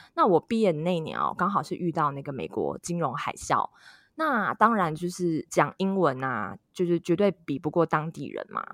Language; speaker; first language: Chinese; native; Chinese